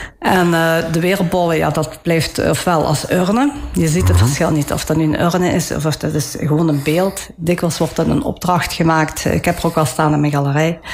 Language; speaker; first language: Dutch; early bilingual, other home language; Italian